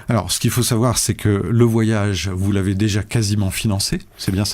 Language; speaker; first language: French; native; French